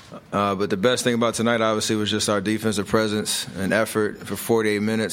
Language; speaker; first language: English; native; English